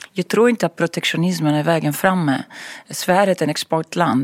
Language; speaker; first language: Swedish; non-native, fluent; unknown